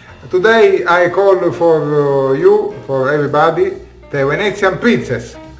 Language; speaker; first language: English; non-native, learner; Italian